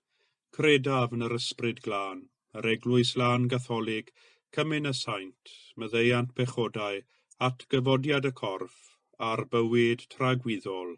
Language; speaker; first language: Welsh; native; Welsh